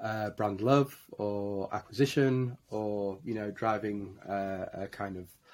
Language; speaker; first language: English; native; English